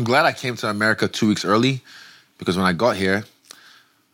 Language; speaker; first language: English; non-native, local second language; Yoruba